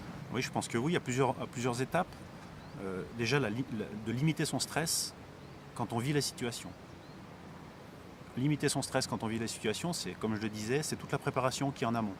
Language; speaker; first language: French; native; French